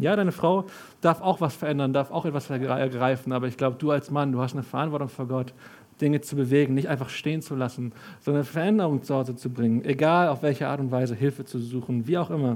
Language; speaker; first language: German; native; German